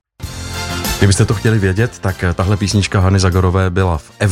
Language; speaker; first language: Czech; native; Czech